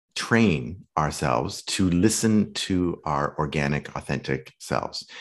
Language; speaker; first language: English; native; English